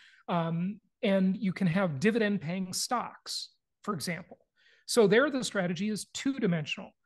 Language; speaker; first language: English; native; English